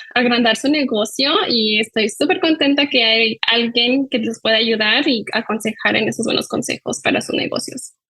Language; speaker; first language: Spanish; early bilingual, heritage; Spanish